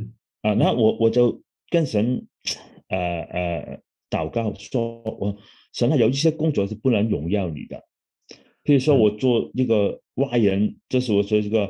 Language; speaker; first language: Chinese; non-native, local second language; Cantonese